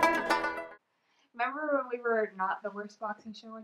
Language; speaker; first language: English; native; English